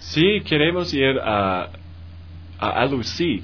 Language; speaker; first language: Spanish; non-native, learner; English